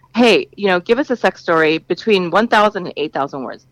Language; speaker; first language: English; native; English